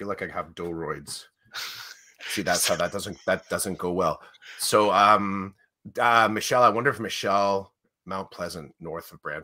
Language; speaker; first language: English; native; English